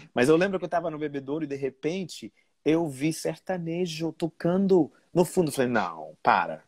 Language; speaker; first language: Portuguese; non-native, fluent; Spanish